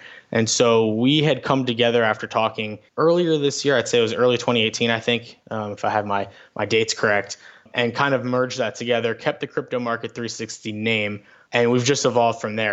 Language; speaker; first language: English; native; English